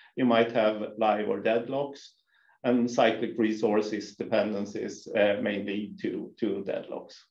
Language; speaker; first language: English; non-native, fluent; Swedish